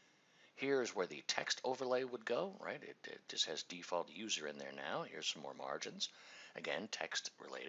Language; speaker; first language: English; native; English